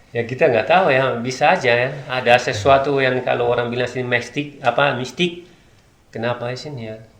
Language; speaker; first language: Indonesian; non-native, learner; Spanish